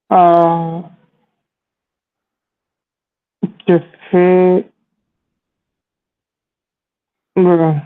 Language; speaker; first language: French; non-native, learner; Hindi